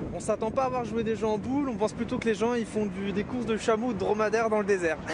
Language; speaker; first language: French; native; French